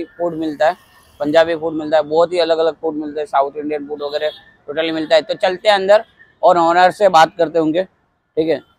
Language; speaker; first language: Hindi; non-native, local second language; Gujarati